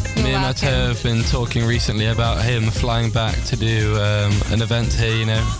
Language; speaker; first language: English; native; English